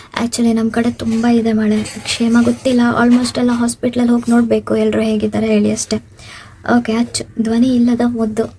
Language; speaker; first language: Kannada; native; Kannada